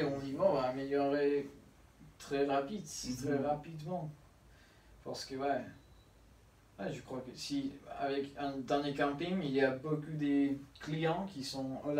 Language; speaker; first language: French; non-native, learner; Spanish